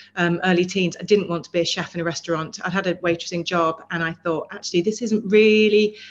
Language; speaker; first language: English; native; English